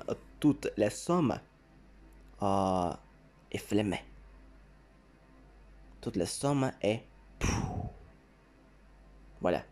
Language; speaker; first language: French; non-native, learner; Russian